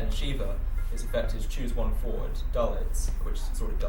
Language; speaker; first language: English; native; English